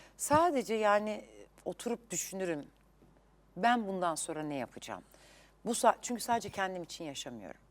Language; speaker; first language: Turkish; native; Turkish